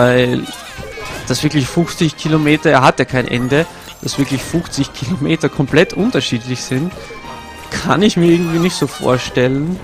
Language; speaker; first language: German; native; German